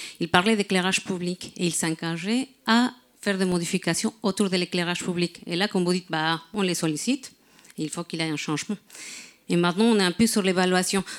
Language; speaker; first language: French; non-native, fluent; Spanish